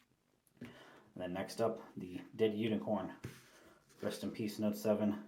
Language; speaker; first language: English; native; English